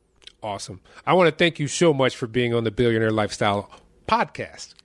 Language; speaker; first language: English; native; English